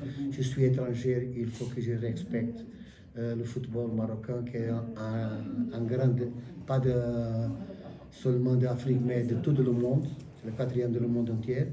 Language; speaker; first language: French; non-native, learner; Portuguese